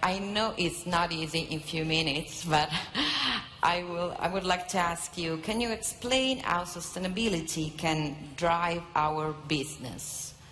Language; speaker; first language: English; non-native, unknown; Italian